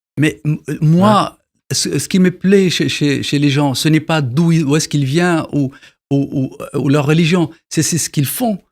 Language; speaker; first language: French; non-native, local second language; Arabic